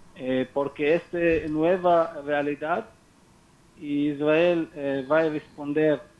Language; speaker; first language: Spanish; non-native, learner; Hebrew